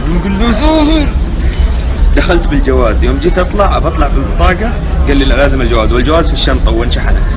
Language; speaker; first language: Arabic; native; Arabic